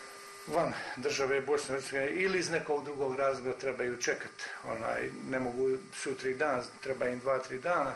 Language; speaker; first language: Croatian; native; Croatian